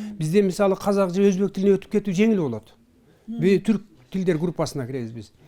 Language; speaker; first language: Kyrgyz; early bilingual, heritage; Kyrgyz